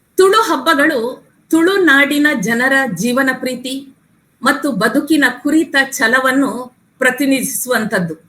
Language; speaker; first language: Kannada; non-native, local second language; Tulu